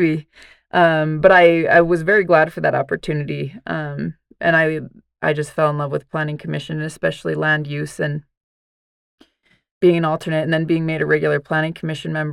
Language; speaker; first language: English; native; English